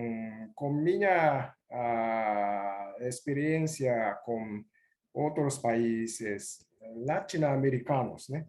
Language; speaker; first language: Portuguese; non-native, learner; Japanese